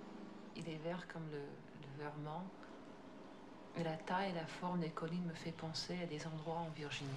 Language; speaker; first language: French; non-native, fluent; English